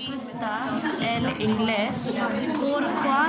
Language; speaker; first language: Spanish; non-native, learner; English